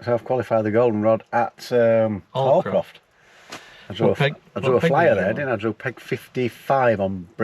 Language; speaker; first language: English; native; English